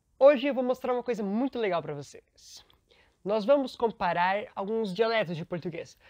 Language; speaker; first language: Portuguese; native; Portuguese